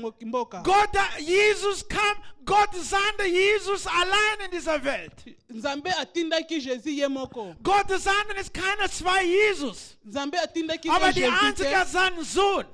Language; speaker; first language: German; non-native, learner; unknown